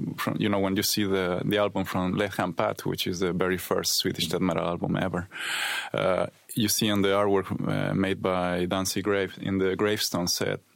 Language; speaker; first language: English; non-native, fluent; Spanish